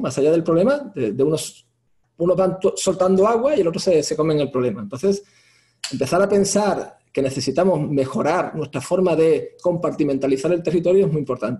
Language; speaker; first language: Spanish; native; Spanish